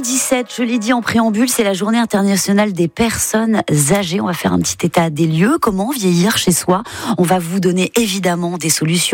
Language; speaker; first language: French; native; French